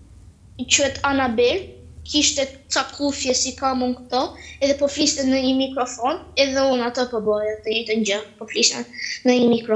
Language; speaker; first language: Albanian; early bilingual, heritage; Albanian